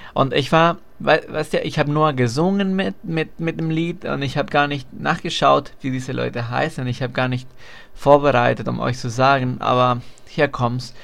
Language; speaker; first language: German; non-native, fluent; Spanish